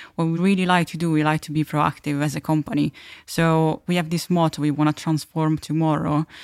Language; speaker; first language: English; non-native, fluent; Italian